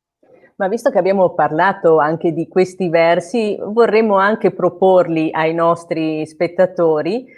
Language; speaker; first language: Italian; native; Italian